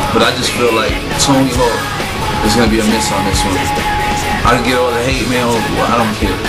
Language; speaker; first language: English; native; English